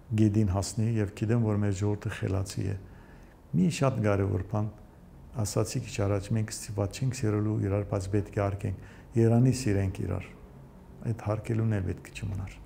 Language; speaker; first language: Armenian; early bilingual, heritage; Armenian